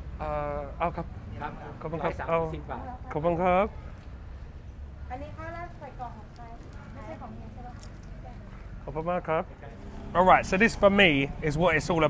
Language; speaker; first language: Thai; non-native, learner; English